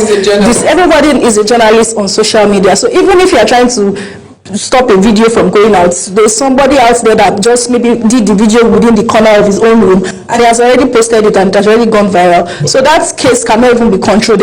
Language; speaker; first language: English; non-native, local second language; Yoruba